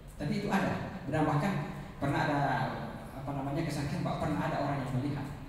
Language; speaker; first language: Indonesian; native; Indonesian